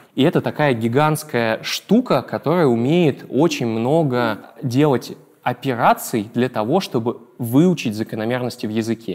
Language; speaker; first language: Russian; native; Russian